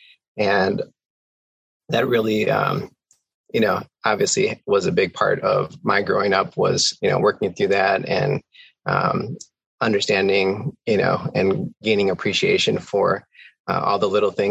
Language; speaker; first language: English; native; English